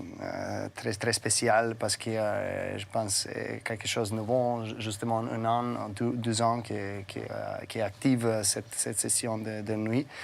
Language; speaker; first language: French; non-native, fluent; Serbian